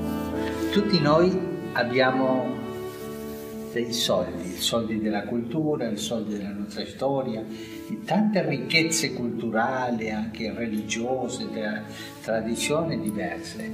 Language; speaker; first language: Italian; non-native, fluent; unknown